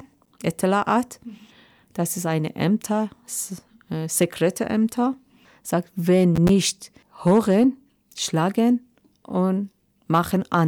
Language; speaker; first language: German; non-native, learner; Persian